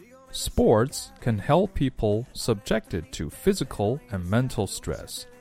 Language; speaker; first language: English; non-native, fluent; Chinese